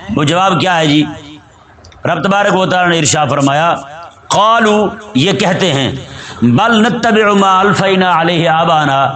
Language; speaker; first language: Urdu; non-native, local second language; Punjabi